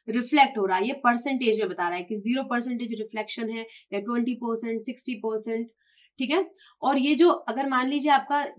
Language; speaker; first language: Hindi; native; Hindi